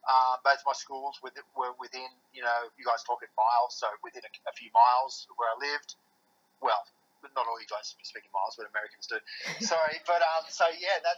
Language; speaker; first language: English; native; English